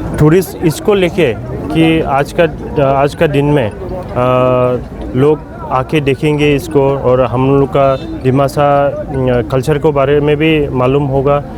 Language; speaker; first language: Hindi; non-native, local second language; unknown